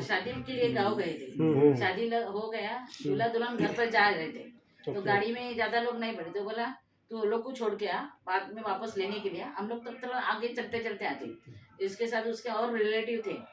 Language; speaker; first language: Hindi; non-native, local second language; Marathi